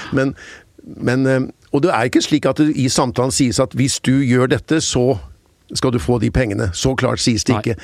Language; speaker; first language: Norwegian; native; Norwegian